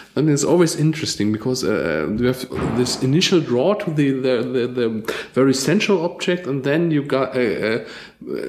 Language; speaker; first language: English; non-native, fluent; German